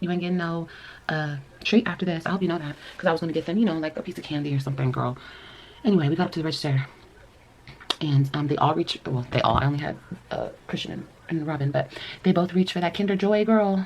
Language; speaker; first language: English; native; English